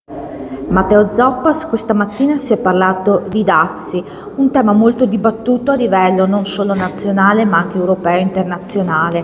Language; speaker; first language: Italian; native; Italian